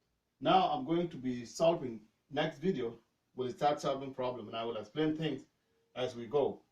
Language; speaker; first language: English; non-native, fluent; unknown